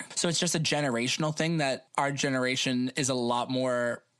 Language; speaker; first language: English; native; English